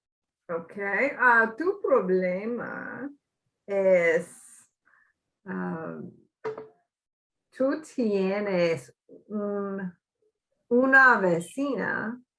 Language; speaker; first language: Spanish; non-native, learner; English